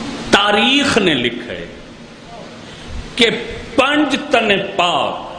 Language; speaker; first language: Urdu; non-native, local second language; Punjabi